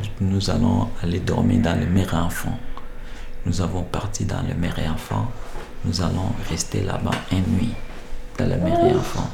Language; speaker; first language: French; non-native, local second language; Lingala